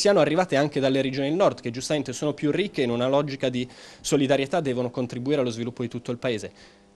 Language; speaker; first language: Italian; native; Italian